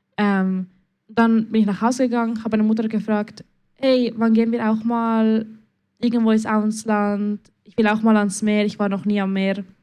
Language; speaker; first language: German; early bilingual, other home language; Spanish